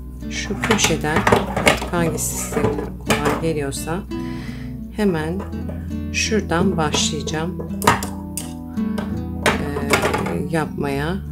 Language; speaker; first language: Turkish; native; Turkish